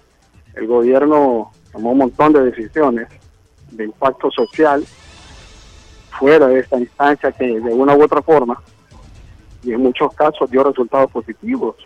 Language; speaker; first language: Spanish; native; Spanish